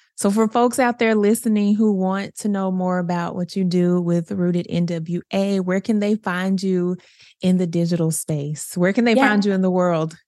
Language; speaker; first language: English; native; English